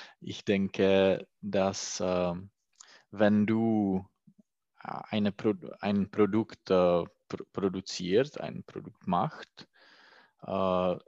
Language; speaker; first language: German; non-native, learner; Czech